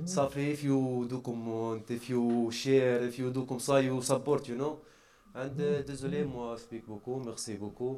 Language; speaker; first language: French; non-native, learner; Arabic